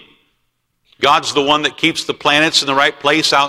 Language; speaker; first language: English; native; English